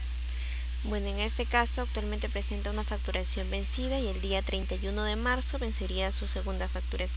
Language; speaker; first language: Spanish; native; Spanish